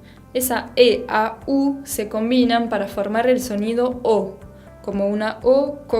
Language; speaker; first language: Spanish; non-native, fluent; French